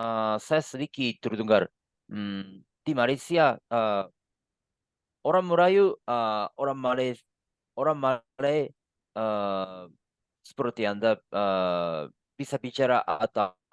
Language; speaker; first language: Indonesian; non-native, learner; Japanese